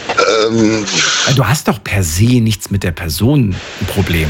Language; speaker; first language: German; native; German